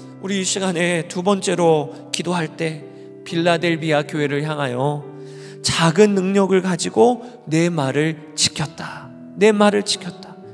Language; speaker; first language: Korean; native; Korean